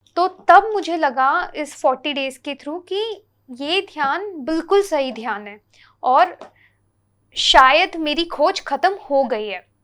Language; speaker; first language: Hindi; non-native, local second language; Telugu